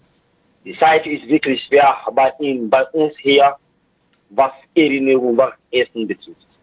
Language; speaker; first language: German; non-native, fluent; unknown